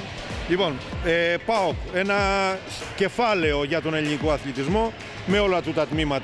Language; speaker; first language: Greek; native; Greek